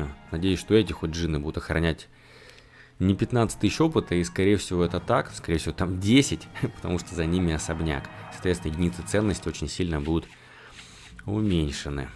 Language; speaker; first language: Russian; native; Russian